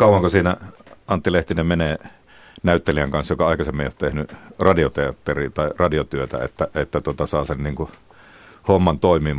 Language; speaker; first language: Finnish; native; Finnish